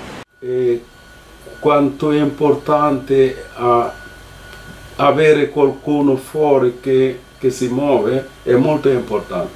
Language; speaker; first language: Italian; non-native, fluent; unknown